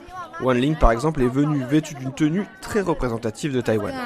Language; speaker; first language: French; native; French